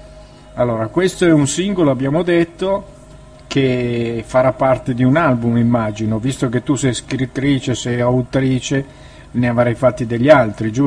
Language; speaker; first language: Italian; native; Italian